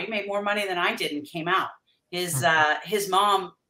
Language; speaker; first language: English; native; English